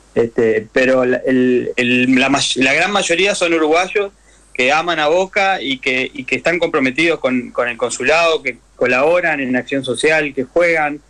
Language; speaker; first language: Spanish; native; Spanish